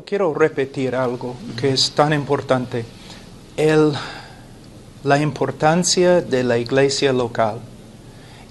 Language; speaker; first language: Spanish; non-native, fluent; English